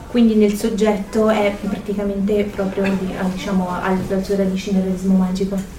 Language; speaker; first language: Italian; native; Italian